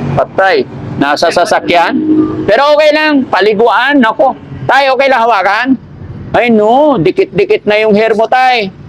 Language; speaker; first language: Filipino; native; Filipino